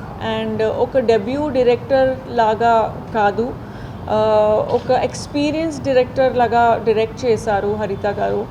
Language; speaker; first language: Telugu; non-native, fluent; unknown